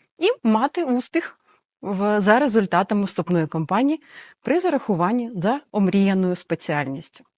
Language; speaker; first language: Ukrainian; native; Ukrainian